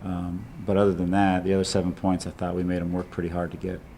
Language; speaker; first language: English; native; English